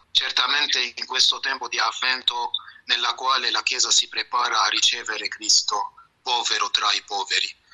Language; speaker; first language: Italian; non-native, fluent; Arabic